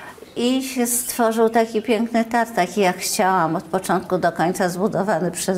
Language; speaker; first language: Polish; native; Polish